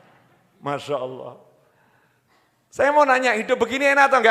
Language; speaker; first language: Indonesian; native; Indonesian